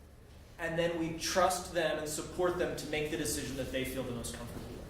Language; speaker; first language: English; native; English